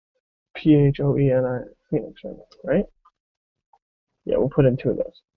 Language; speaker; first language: English; native; English